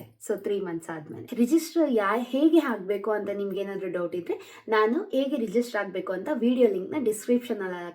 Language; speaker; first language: Kannada; native; Kannada